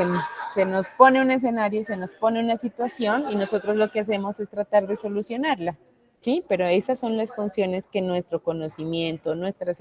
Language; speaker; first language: Spanish; native; Spanish